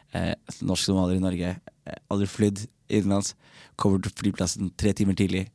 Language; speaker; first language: Norwegian; early bilingual, other home language; Somali